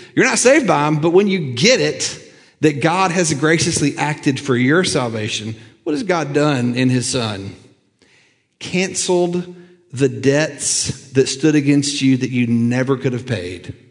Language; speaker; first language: English; native; English